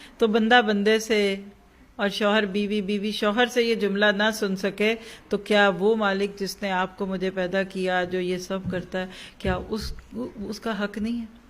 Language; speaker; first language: Urdu; native; Urdu